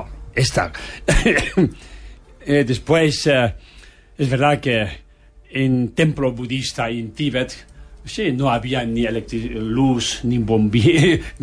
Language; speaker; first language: Spanish; non-native, fluent; Tibetan